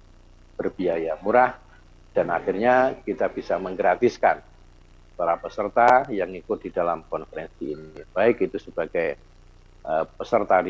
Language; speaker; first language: Indonesian; native; Indonesian